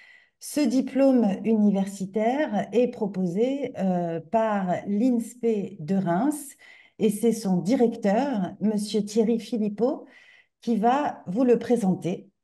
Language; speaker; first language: French; native; French